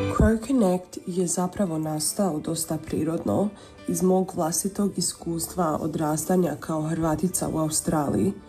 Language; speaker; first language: Croatian; early bilingual, heritage; Croatian